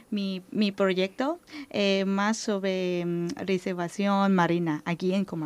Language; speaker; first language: Spanish; non-native, learner; Thai